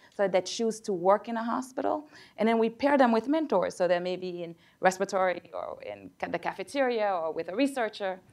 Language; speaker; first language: English; early bilingual, other home language; Haitian Creole